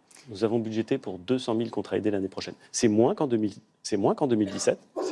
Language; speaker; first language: French; native; French